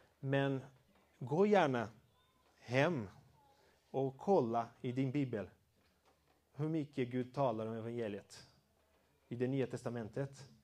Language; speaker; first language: Swedish; non-native, fluent; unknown